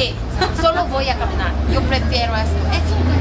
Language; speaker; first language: Spanish; non-native, learner; Korean